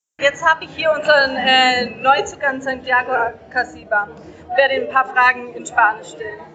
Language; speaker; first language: German; native; German